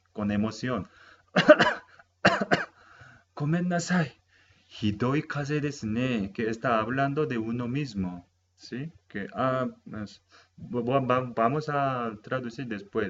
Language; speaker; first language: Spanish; non-native, fluent; Japanese